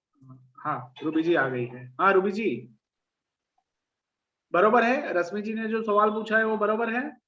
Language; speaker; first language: Hindi; native; Hindi